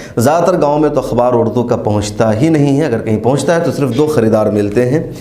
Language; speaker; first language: Urdu; native; Urdu